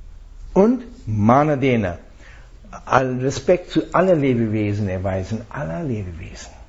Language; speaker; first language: German; non-native, fluent; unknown